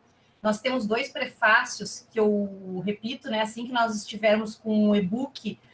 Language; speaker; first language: Portuguese; native; Portuguese